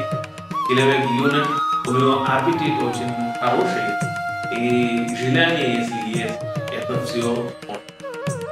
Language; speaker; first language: Russian; non-native, fluent; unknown